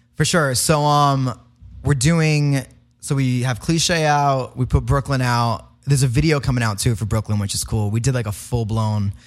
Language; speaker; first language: English; native; English